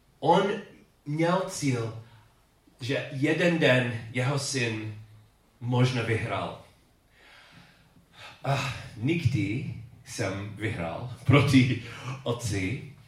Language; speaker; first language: Czech; non-native, learner; English